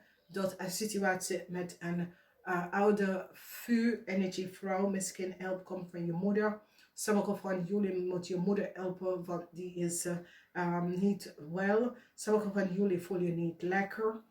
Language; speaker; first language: Dutch; non-native, learner; English